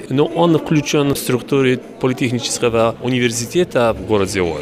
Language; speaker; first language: Russian; non-native, fluent; Polish